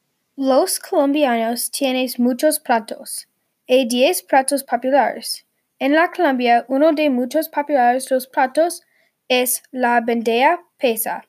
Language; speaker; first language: Spanish; non-native, learner; English